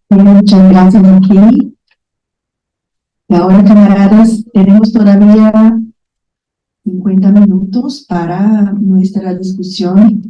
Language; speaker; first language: Spanish; non-native, fluent; Portuguese